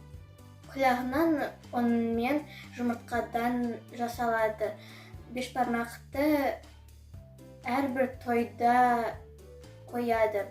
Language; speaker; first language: Kazakh; non-native, local second language; Russian